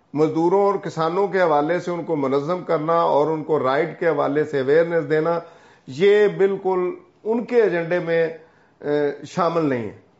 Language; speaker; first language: Urdu; non-native, local second language; Punjabi